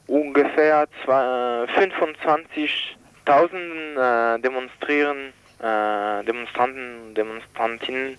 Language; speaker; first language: German; non-native, learner; French